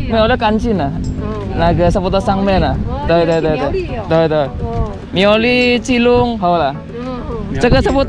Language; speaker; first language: Chinese; non-native, learner; Indonesian